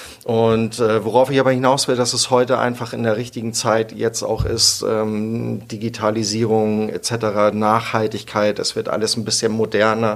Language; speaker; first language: German; native; German